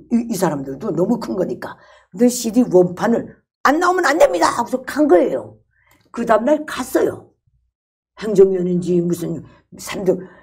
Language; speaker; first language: Korean; native; Korean